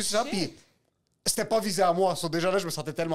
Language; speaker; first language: French; native; French